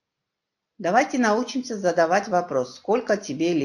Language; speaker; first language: Russian; non-native, local second language; Kyrgyz